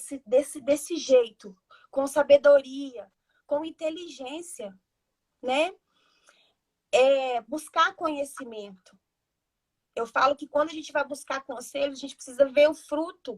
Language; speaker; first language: Portuguese; native; Portuguese